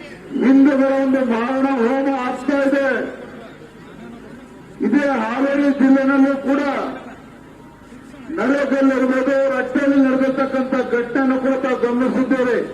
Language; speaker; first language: Kannada; native; Kannada